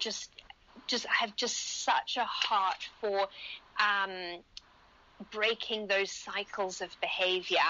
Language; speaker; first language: English; native; English